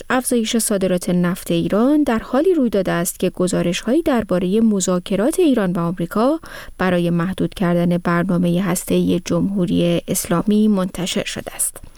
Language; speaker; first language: Persian; native; Persian